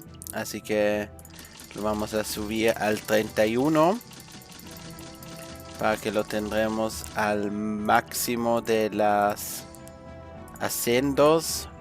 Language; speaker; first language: Spanish; non-native, fluent; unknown